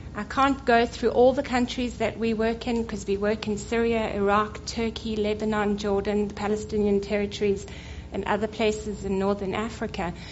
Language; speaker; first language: English; native; English